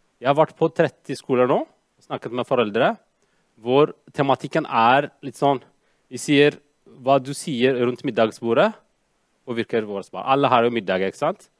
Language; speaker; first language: Norwegian; non-native, fluent; Amharic